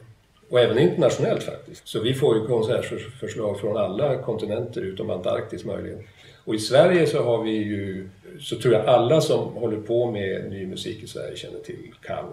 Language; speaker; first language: Swedish; native; Swedish